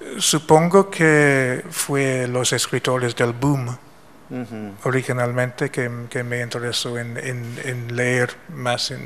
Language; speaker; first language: Spanish; non-native, fluent; English